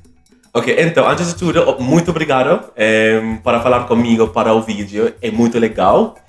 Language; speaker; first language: Portuguese; non-native, fluent; English